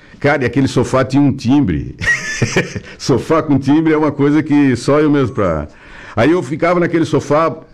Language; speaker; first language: Portuguese; native; Portuguese